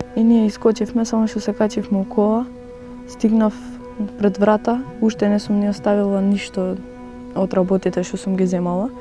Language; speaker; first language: Macedonian; native; Macedonian